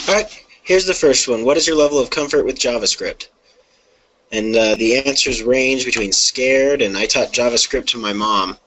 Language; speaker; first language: English; native; English